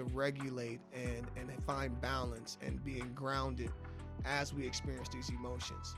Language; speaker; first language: English; native; English